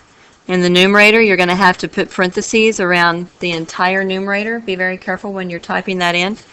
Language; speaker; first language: English; native; English